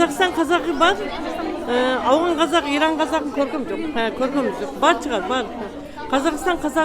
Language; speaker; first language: Kazakh; early bilingual, heritage; Kazakh